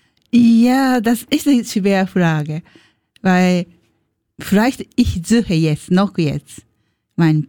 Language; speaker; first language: German; non-native, learner; Japanese